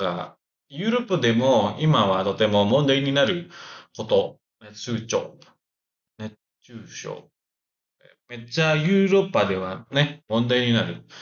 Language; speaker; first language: Japanese; non-native, learner; Indonesian